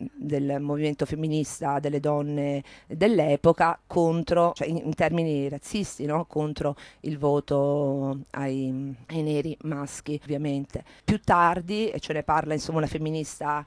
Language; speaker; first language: Italian; native; Italian